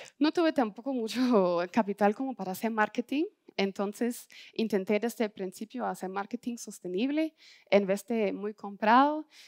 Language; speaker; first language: Spanish; non-native, fluent; German